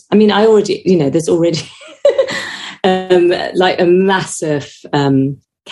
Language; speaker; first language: English; native; English